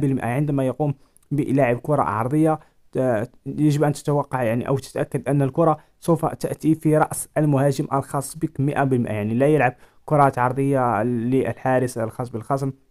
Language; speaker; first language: Arabic; native; Arabic